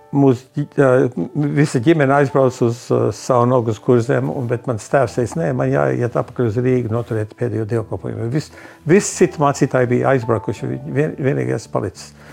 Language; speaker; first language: Latvian; early bilingual, heritage; Latvian